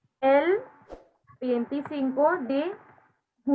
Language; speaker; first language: Spanish; non-native, learner; Hindi